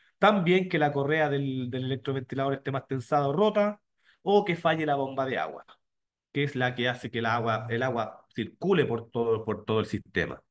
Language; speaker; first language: Spanish; native; Spanish